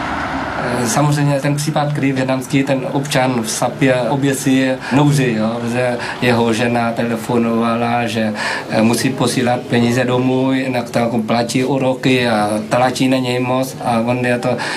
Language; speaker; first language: Czech; non-native, learner; Vietnamese